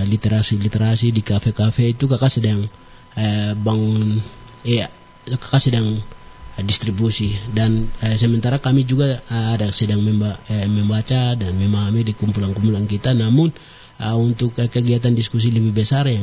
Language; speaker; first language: Indonesian; non-native, local second language; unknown